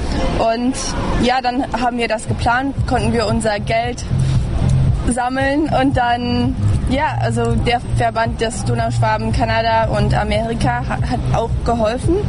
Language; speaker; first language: German; early bilingual, heritage; English